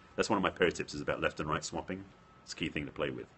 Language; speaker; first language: English; native; English